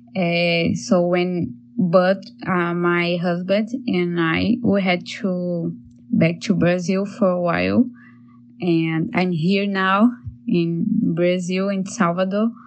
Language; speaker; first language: English; non-native, learner; Portuguese